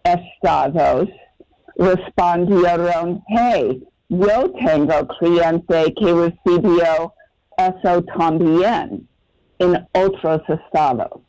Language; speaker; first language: Spanish; non-native, fluent; English